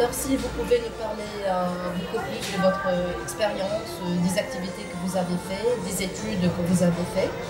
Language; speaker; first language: French; non-native, local second language; Arabic